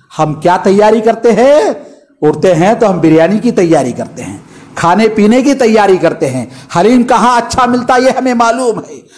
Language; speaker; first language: Urdu; native; Urdu